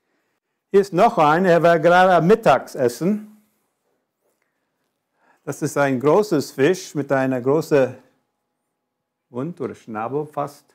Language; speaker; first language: German; non-native, fluent; English